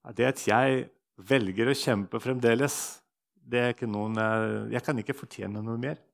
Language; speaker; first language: Norwegian; non-native, fluent; Russian